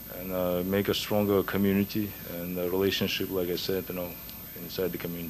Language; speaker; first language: English; non-native, fluent; Russian